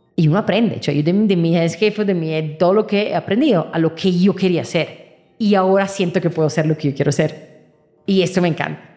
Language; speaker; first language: Spanish; non-native, fluent; Italian